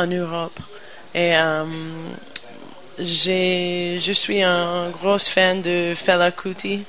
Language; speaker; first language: French; non-native, learner; English